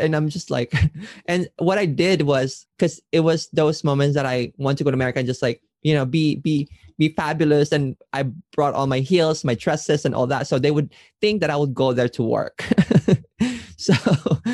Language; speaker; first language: English; non-native, local second language; Filipino